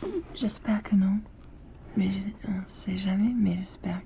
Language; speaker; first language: French; non-native, learner; English